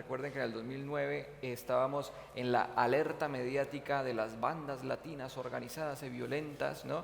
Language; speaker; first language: Spanish; native; Spanish